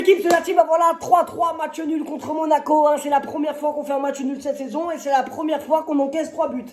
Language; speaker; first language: French; native; French